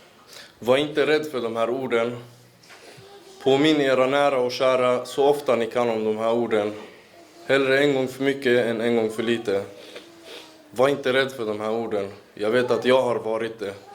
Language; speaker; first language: Swedish; early bilingual, other home language; Central Kurdish